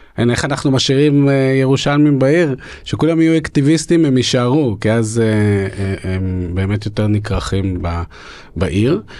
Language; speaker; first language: Hebrew; early bilingual, other home language; Russian